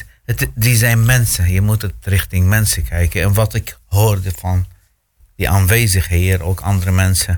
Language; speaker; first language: Dutch; non-native, fluent; Arabic